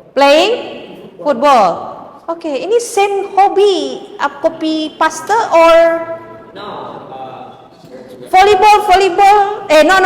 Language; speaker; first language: English; non-native, fluent; Indonesian